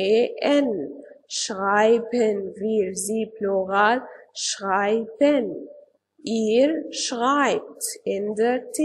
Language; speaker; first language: German; non-native, fluent; Arabic